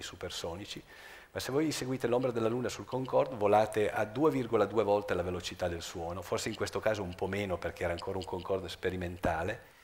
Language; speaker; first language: Italian; native; Italian